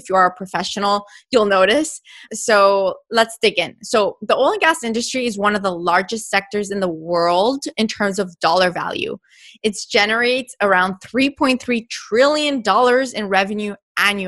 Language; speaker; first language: English; native; English